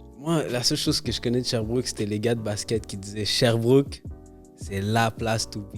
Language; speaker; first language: French; native; French